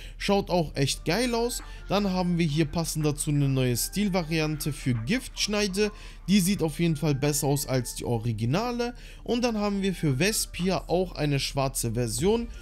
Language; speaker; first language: German; native; German